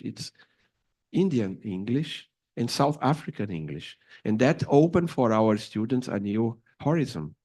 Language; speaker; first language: English; non-native, fluent; Portuguese